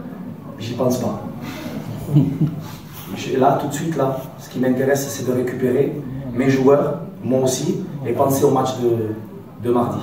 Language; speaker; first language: French; native; French